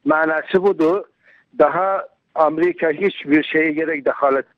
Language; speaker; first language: Turkish; non-native, learner; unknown